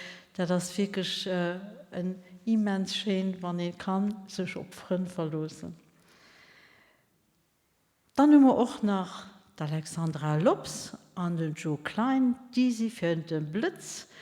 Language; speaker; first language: German; native; German